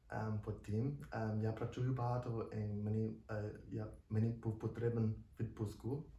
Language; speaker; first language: Ukrainian; non-native, learner; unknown